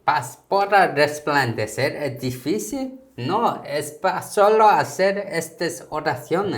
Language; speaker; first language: Spanish; non-native, fluent; Korean